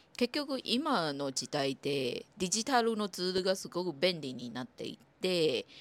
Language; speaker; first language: Japanese; non-native, fluent; Chinese